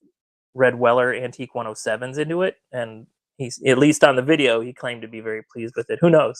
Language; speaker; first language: English; native; English